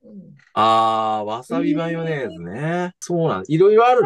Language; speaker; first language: Japanese; native; Japanese